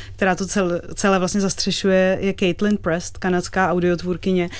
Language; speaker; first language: Czech; native; Czech